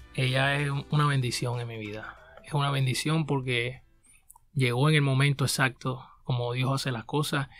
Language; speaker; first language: Spanish; native; Spanish